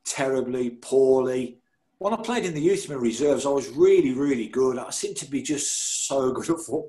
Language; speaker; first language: English; native; English